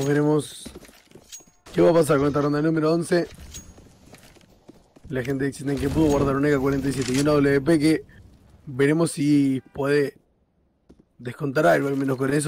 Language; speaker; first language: Spanish; native; Spanish